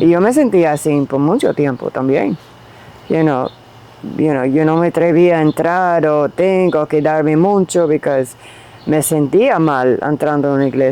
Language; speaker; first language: Spanish; early bilingual, heritage; Spanish